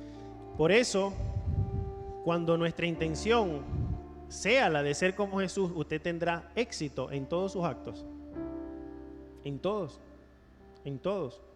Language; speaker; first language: Spanish; native; Spanish